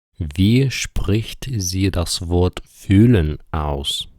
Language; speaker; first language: German; non-native, fluent; Ukrainian